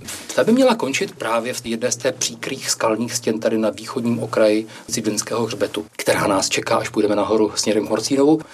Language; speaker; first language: Czech; native; Czech